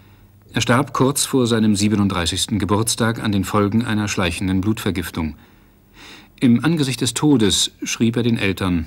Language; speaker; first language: German; native; German